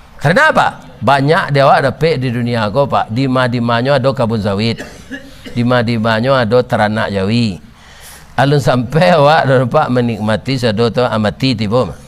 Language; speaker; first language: Malay; non-native, local second language; Minangkabau